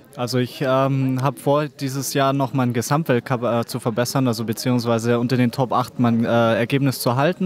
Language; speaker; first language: German; native; German